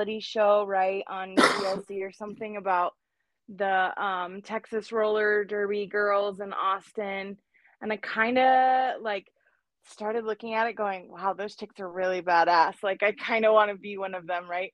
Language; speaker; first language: English; native; English